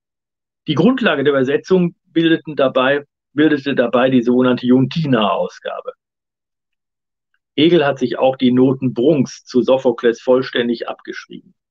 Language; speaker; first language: German; native; German